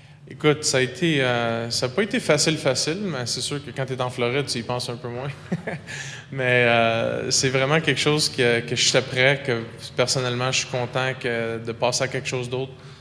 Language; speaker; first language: French; native; French